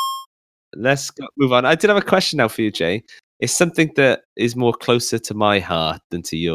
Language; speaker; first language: English; native; English